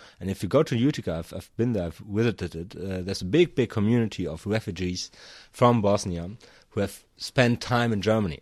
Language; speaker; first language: English; non-native, fluent; German